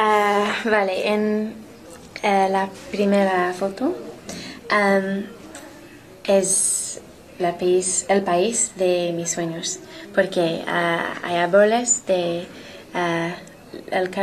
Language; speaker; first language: Spanish; non-native, learner; English